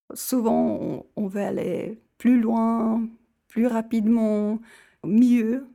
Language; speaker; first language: French; non-native, fluent; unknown